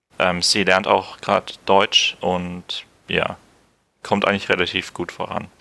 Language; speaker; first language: German; native; German